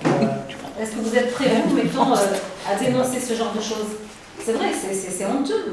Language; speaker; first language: French; native; French